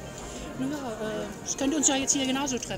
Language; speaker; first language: German; native; German